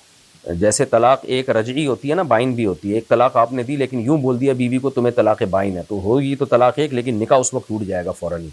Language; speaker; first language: Urdu; native; Urdu